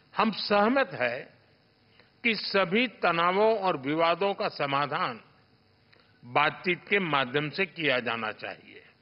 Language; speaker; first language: Hindi; non-native, local second language; Gujarati